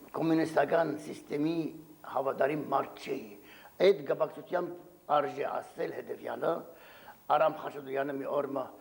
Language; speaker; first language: Armenian; early bilingual, heritage; Armenian